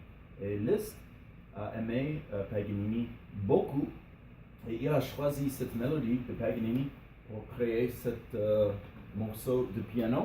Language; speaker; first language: French; non-native, learner; English